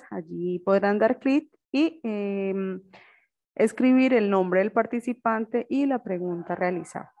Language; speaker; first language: Spanish; native; Spanish